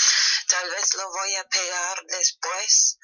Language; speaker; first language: Spanish; non-native, fluent; German